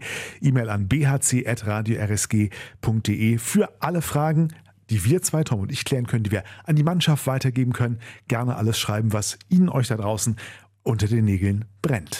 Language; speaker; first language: German; native; German